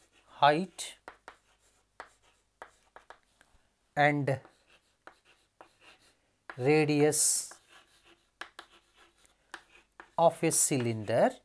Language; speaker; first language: English; non-native, local second language; Telugu